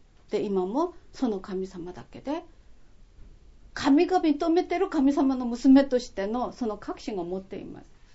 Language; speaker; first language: Japanese; non-native, fluent; Korean